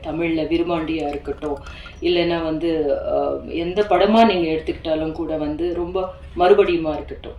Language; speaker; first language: Tamil; native; Tamil